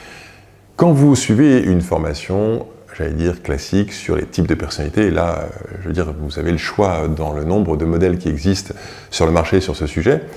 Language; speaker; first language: French; native; French